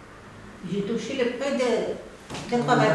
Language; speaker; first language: French; non-native, learner; Arabic